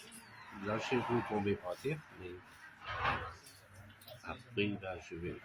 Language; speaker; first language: French; non-native, local second language; Réunion Creole French